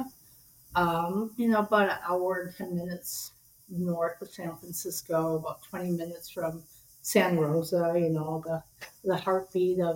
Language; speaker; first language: English; native; English